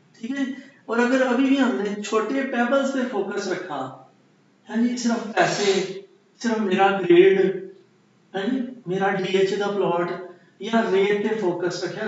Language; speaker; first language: Urdu; non-native, local second language; Punjabi